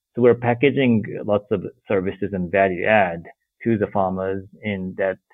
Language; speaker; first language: English; non-native, fluent; Japanese